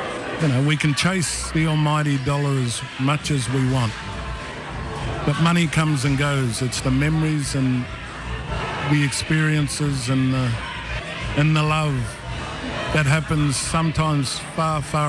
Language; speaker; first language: English; native; English